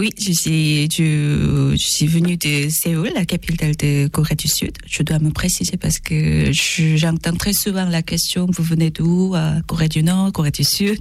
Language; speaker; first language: French; non-native, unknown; Korean